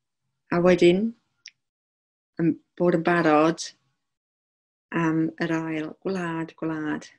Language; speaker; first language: Welsh; non-native, local second language; English